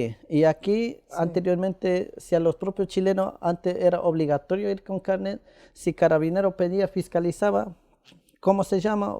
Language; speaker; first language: Spanish; non-native, local second language; Quechua